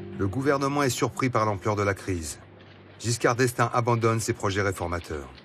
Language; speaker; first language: French; native; French